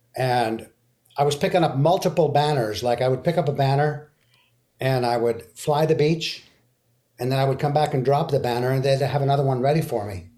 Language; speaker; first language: English; early bilingual, other home language; French